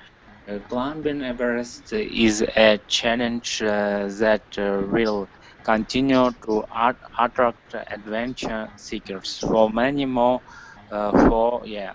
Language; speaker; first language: English; non-native, learner; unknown